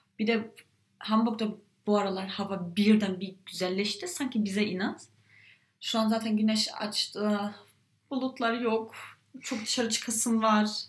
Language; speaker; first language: Turkish; early bilingual, heritage; Turkish